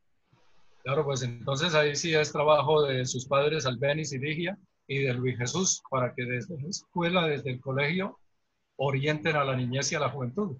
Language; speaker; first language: Spanish; native; Spanish